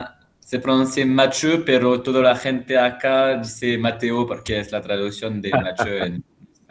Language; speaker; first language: Spanish; non-native, learner; French